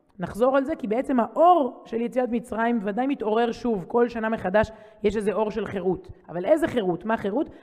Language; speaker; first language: Hebrew; native; Hebrew